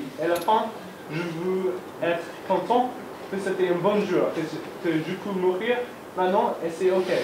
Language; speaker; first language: French; non-native, learner; English